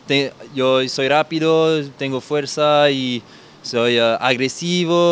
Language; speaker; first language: Spanish; non-native, learner; French